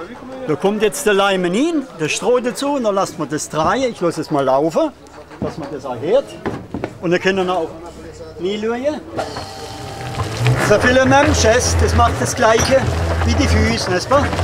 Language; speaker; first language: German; non-native, local second language; French